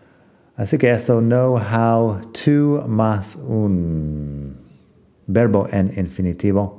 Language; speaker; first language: Spanish; non-native, fluent; English